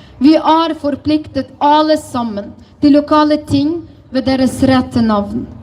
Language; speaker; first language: Norwegian; non-native, fluent; Ukrainian